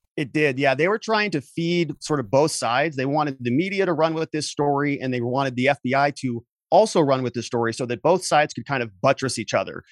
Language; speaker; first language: English; native; English